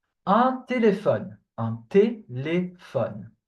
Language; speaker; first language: French; non-native, fluent; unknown